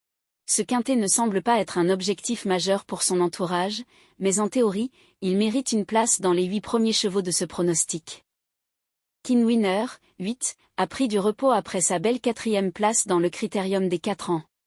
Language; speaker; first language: French; native; French